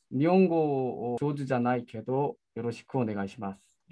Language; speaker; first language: Japanese; non-native, learner; Korean